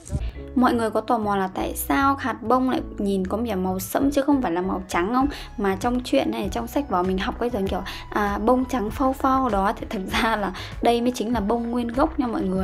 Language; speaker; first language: Vietnamese; native; Vietnamese